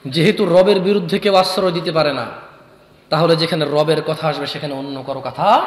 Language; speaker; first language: Bangla; early bilingual, heritage; Bangla